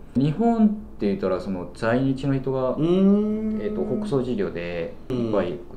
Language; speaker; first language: Japanese; non-native, fluent; Korean